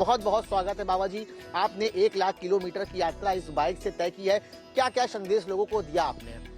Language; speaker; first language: Hindi; native; Hindi